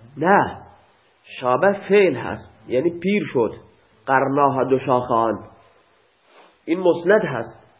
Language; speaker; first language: Persian; non-native, local second language; Baluchi